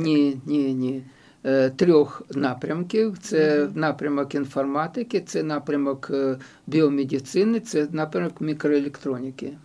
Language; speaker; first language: Ukrainian; non-native, local second language; Russian